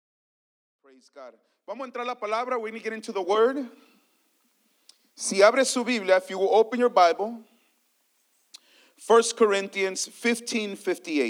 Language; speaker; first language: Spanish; early bilingual, heritage; Spanish